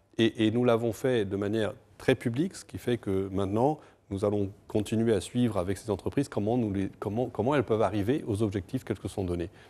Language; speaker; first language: French; non-native, fluent; Portuguese